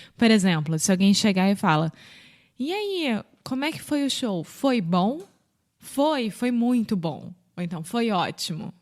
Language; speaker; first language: Portuguese; native; Portuguese